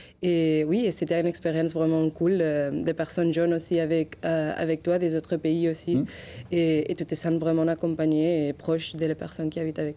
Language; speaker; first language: French; non-native, learner; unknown